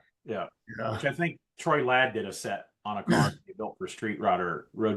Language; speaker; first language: English; native; English